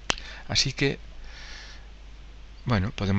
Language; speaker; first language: Spanish; native; Spanish